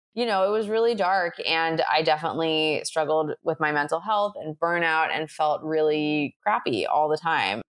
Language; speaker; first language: English; native; English